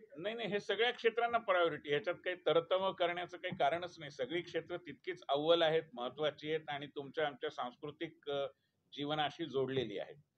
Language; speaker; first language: Marathi; native; Marathi